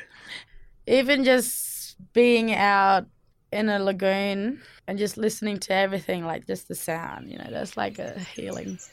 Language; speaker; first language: English; non-native, local second language; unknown